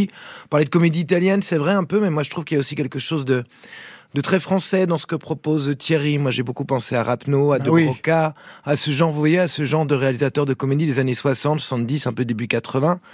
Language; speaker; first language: French; native; French